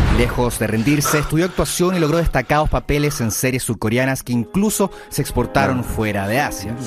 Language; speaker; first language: Spanish; native; Spanish